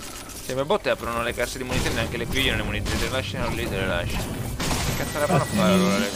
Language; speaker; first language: Italian; native; Italian